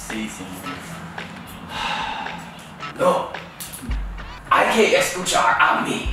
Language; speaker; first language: Spanish; non-native, learner; English